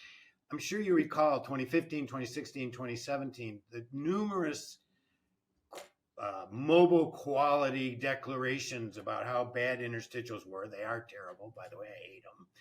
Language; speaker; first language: English; native; English